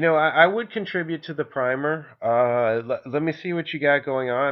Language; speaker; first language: English; native; English